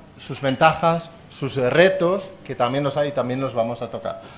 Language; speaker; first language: Spanish; non-native, fluent; Danish